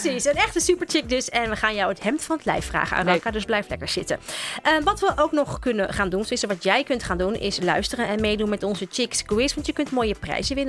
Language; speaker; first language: Dutch; native; Dutch